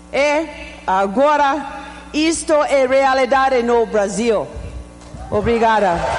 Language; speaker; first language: Portuguese; non-native, learner; English